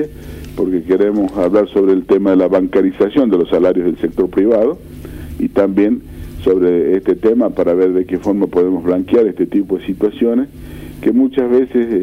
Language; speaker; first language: Spanish; native; Spanish